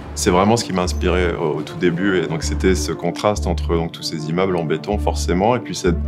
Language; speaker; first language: French; native; French